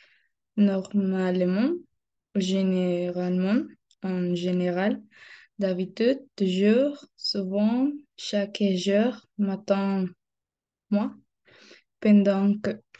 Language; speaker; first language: French; non-native, learner; Spanish